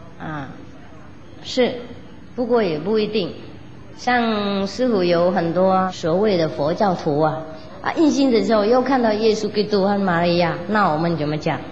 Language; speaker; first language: Chinese; non-native, fluent; Vietnamese